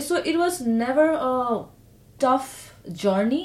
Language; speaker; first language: English; non-native, learner; Nepali